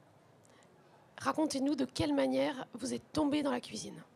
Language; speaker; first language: French; native; French